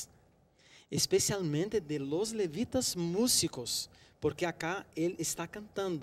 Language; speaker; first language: Spanish; non-native, fluent; Portuguese